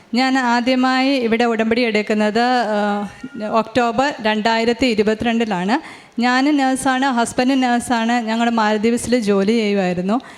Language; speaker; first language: Malayalam; native; Malayalam